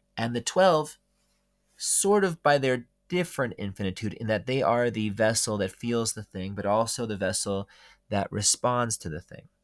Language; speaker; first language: English; native; English